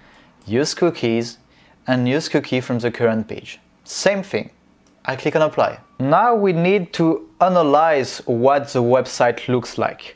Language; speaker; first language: English; non-native, fluent; French